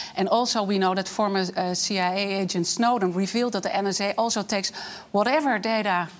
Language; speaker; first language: English; non-native, fluent; Dutch